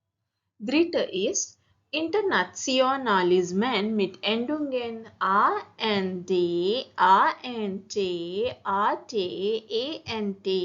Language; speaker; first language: German; non-native, fluent; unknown